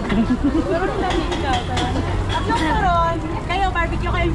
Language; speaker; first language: Filipino; non-native, fluent; Indonesian